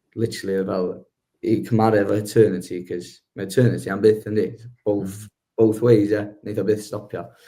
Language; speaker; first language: Welsh; native; Welsh